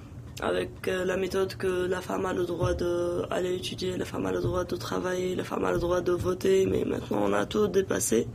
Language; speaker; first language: French; non-native, local second language; Arabic